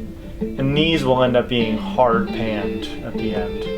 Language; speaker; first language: English; native; English